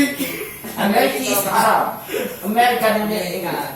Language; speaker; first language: English; non-native, learner; Indonesian